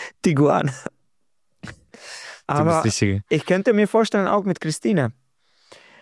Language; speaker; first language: German; non-native, learner; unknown